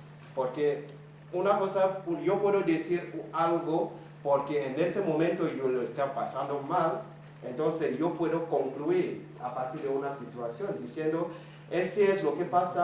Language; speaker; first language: Spanish; non-native, fluent; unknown